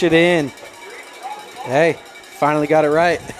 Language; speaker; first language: English; native; English